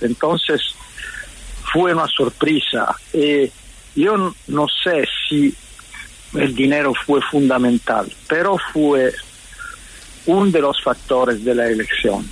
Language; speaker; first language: Spanish; non-native, fluent; Italian